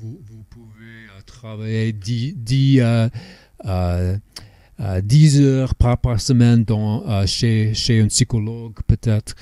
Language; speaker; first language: French; non-native, fluent; English